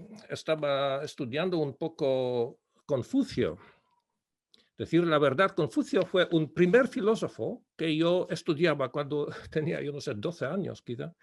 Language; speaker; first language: Spanish; non-native, fluent; Polish